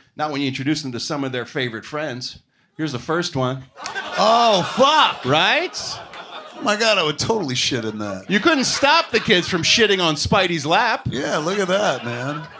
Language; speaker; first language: English; native; English